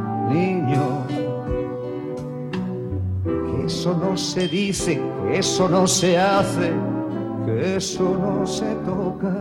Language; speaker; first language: Spanish; native; Spanish